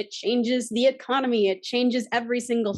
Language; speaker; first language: English; native; English